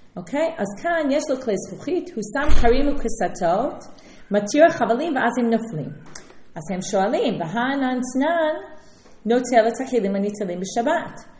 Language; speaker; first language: Hebrew; non-native, fluent; English